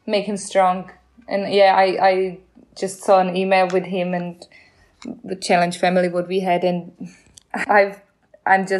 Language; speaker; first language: English; non-native, fluent; Czech